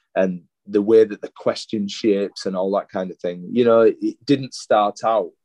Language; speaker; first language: English; native; English